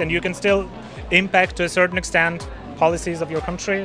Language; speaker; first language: English; non-native, fluent; Polish